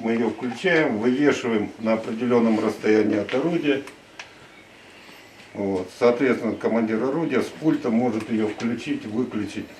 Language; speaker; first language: Russian; native; Russian